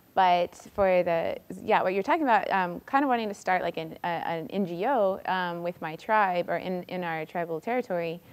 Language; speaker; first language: English; native; English